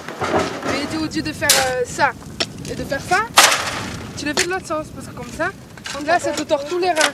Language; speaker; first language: French; native; French